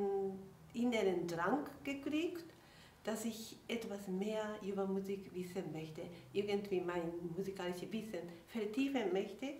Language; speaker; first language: German; non-native, fluent; Japanese